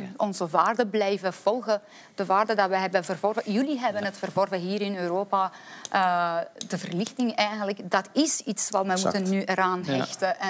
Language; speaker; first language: Dutch; non-native, fluent; Persian